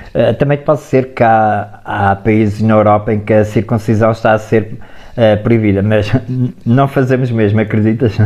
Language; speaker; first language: Portuguese; native; Portuguese